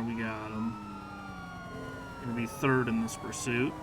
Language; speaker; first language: English; native; English